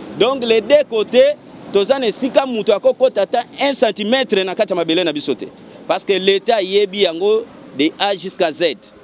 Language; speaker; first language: Lingala; non-native, local second language; Kongo